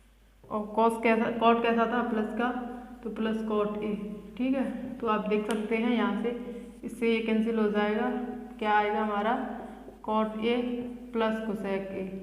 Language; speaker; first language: Hindi; native; Hindi